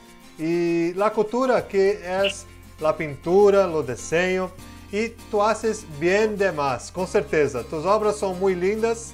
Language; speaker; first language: Spanish; non-native, learner; Portuguese